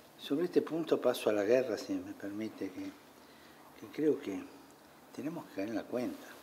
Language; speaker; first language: Spanish; native; Spanish